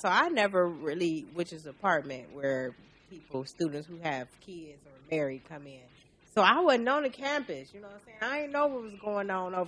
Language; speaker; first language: English; native; English